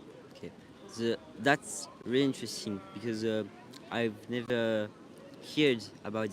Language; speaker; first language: English; non-native, learner; French